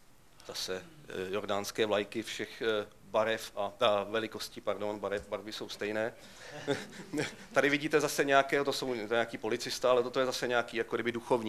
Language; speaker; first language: Czech; native; Czech